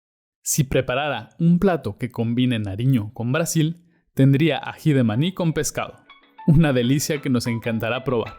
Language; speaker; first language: Spanish; native; Spanish